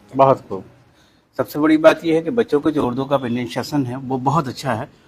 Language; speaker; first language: Hindi; native; Hindi